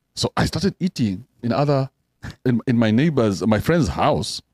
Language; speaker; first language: English; non-native, local second language; Kikuyu